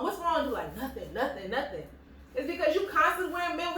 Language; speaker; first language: English; native; English